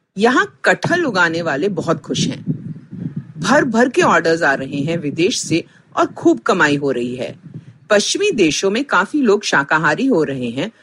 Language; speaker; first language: Hindi; non-native, local second language; Punjabi